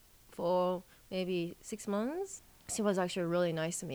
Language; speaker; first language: English; non-native, fluent; Japanese